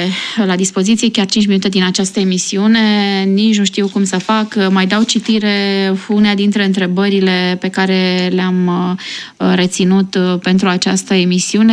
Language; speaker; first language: Romanian; native; Romanian